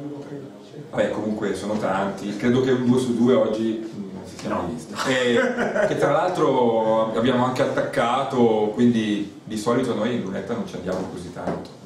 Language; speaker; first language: Italian; native; Italian